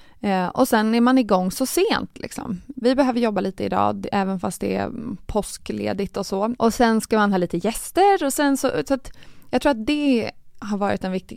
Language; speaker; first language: Swedish; native; Swedish